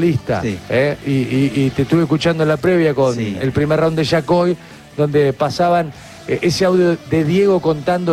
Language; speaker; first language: Spanish; native; Spanish